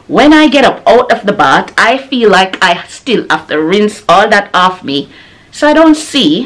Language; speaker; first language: English; non-native, local second language; Jamaican Creole English